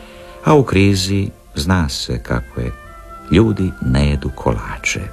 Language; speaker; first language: Serbian; native; Serbian